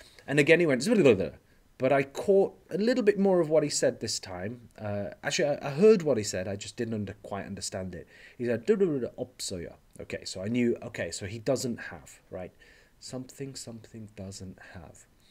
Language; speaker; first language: English; native; English